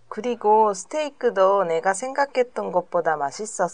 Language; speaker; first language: Korean; non-native, learner; Japanese